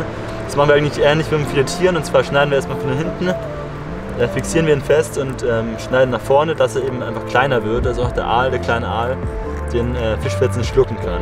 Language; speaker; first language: German; native; German